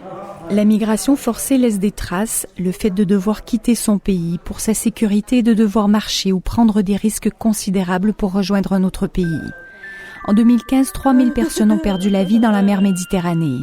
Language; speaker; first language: French; native; French